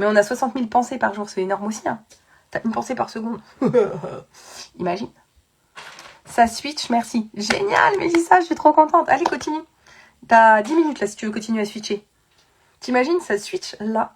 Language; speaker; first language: French; native; French